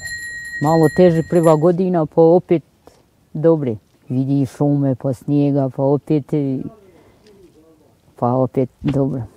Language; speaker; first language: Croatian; non-native, learner; Albanian